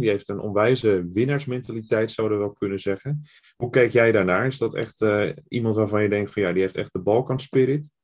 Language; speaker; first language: Dutch; native; Dutch